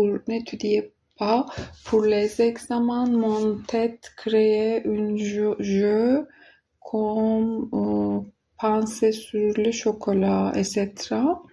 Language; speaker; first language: French; non-native, learner; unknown